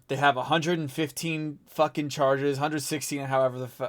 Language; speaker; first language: English; native; English